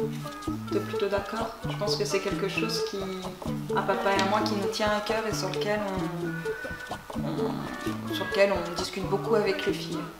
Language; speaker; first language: French; native; French